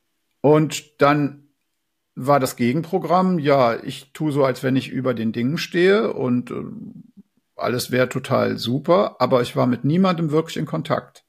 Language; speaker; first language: German; native; German